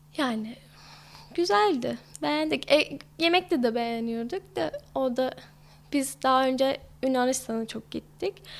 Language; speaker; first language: Turkish; non-native, fluent; English